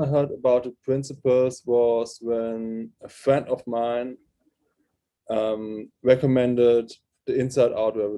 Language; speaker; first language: English; non-native, fluent; German